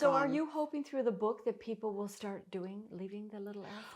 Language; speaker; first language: English; native; English